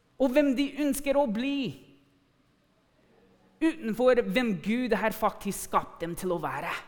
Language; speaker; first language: Norwegian; non-native, fluent; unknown